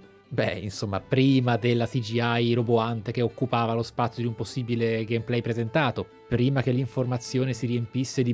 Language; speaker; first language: Italian; native; Italian